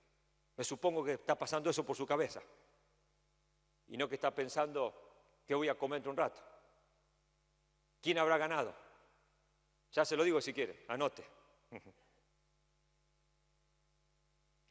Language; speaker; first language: Spanish; native; Spanish